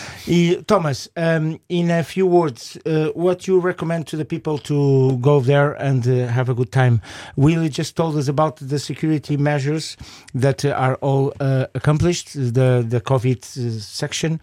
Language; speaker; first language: English; non-native, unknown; Portuguese